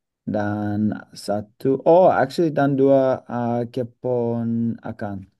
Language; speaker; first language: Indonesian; non-native, learner; English